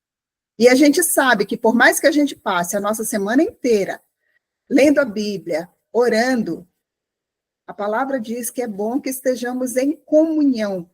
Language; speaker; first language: Portuguese; native; Portuguese